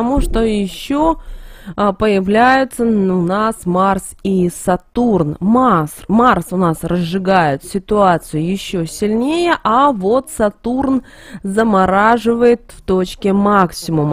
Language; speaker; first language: Russian; native; Russian